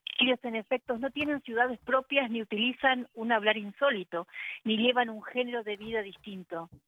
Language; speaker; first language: Spanish; native; Spanish